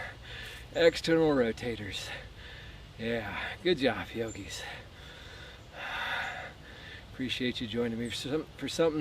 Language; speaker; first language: English; native; English